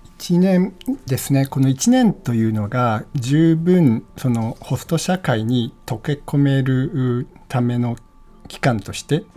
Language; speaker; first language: Japanese; native; Japanese